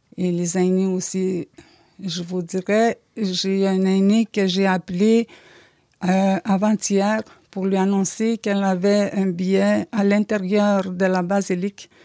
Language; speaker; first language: French; non-native, local second language; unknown